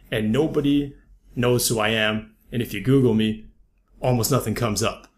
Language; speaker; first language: English; native; English